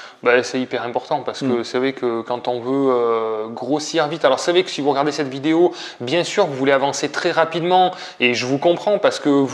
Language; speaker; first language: French; native; French